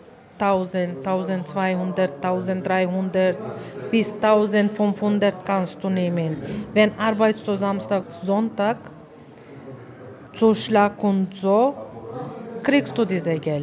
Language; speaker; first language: German; non-native, learner; Bulgarian